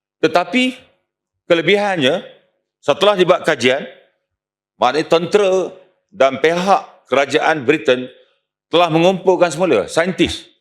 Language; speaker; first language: Malay; native; Malay